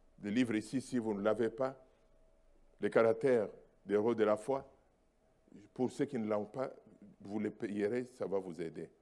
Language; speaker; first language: French; non-native, local second language; Luba-Lulua